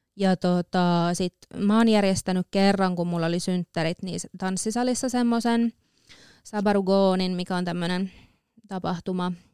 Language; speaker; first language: Finnish; native; Finnish